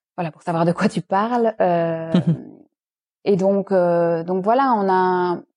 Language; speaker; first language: French; native; French